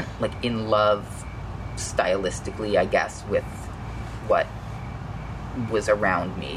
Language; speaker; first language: English; native; English